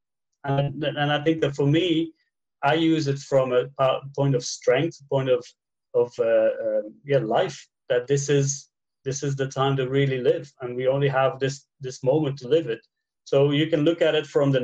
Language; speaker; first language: English; non-native, fluent; Dutch